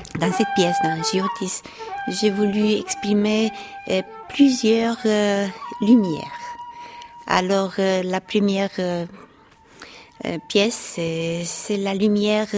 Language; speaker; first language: French; non-native, fluent; Romanian